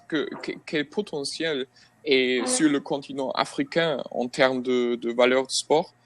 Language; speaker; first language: French; non-native, fluent; German